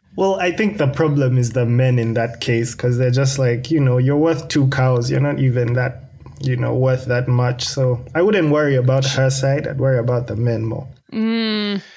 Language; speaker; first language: English; non-native, local second language; Ganda